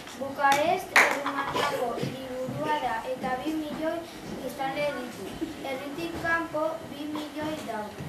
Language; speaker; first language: Basque; non-native, learner; Romanian